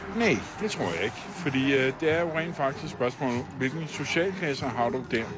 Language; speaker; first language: Danish; native; Danish